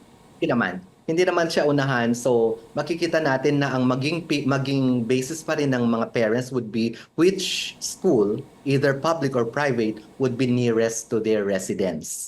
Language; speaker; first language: Filipino; native; Filipino